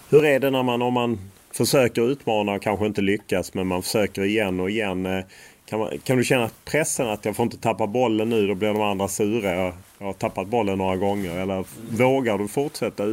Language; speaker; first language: Swedish; native; Swedish